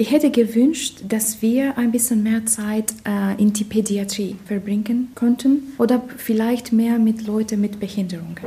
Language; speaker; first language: German; non-native, fluent; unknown